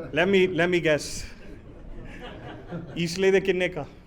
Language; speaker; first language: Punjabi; early bilingual, heritage; Punjabi